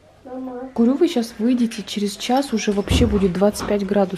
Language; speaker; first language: Russian; native; Russian